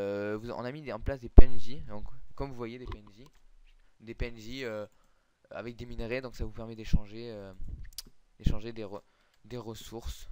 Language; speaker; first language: French; native; French